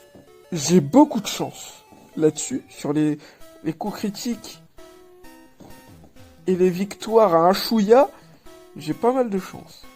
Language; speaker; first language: French; native; French